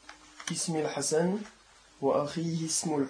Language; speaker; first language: Arabic; non-native, learner; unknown